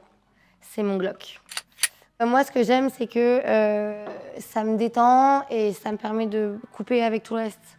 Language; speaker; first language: French; native; French